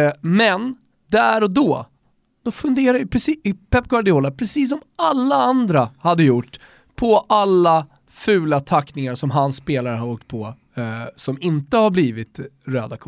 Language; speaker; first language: Swedish; native; Swedish